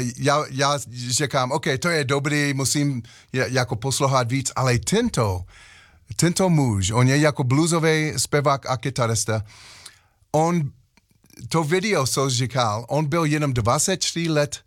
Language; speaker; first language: Czech; non-native, learner; English